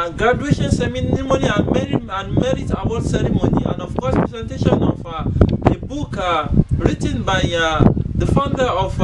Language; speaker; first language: English; non-native, local second language; Yoruba